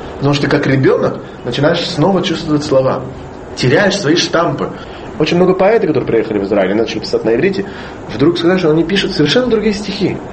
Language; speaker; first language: Russian; non-native, fluent; Hebrew